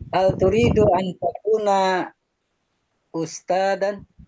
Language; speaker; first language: Arabic; non-native, learner; Indonesian